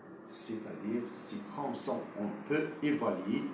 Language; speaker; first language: French; non-native, local second language; Arabic